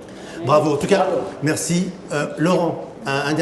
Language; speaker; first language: French; native; French